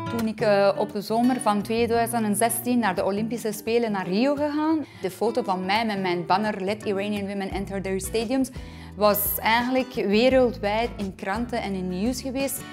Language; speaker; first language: Dutch; non-native, fluent; Persian